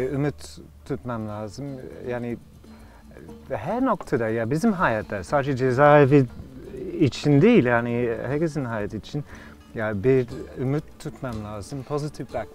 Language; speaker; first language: Turkish; non-native, learner; English